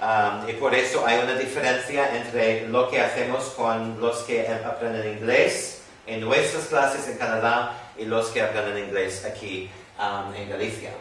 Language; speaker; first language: Spanish; non-native, fluent; English